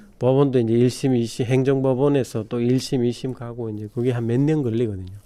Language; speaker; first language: Korean; non-native, fluent; Bangla